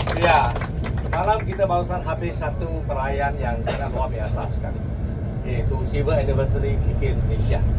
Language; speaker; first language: Malay; non-native, local second language; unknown